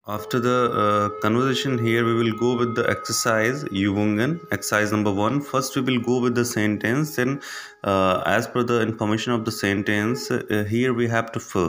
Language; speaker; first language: English; non-native, local second language; Hindi